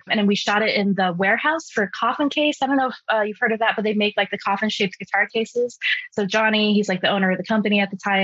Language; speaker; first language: English; early bilingual, other home language; Chinese